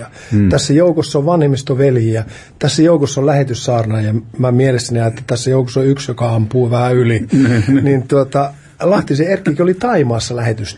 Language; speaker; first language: Finnish; native; Finnish